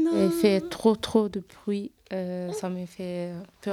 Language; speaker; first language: French; non-native, learner; Arabic